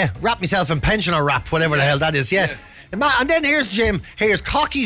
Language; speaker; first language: English; native; English